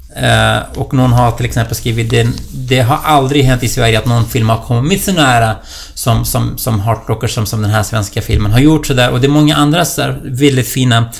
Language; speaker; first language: Swedish; non-native, fluent; Kurdish